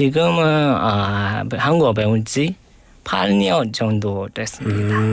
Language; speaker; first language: Korean; non-native, learner; Burmese